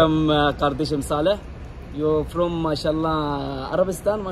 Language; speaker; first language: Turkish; non-native, learner; Arabic